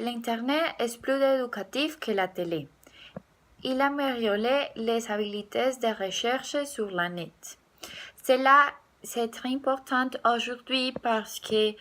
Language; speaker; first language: French; non-native, learner; Spanish